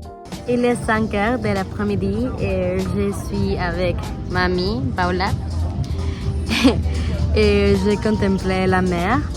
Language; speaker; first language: French; non-native, learner; Spanish